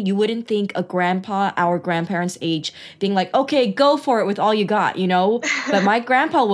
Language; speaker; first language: English; early bilingual, other home language; Chinese